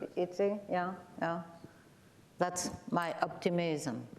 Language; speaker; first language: English; non-native, learner; French